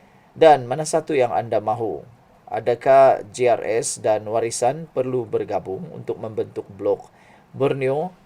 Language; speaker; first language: Malay; native; Malay